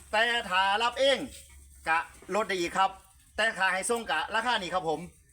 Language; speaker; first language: Thai; native; Thai